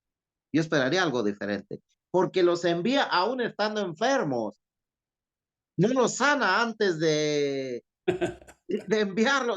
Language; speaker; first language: Spanish; native; Spanish